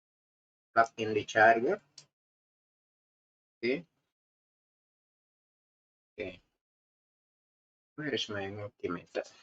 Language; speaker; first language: English; non-native, learner; Indonesian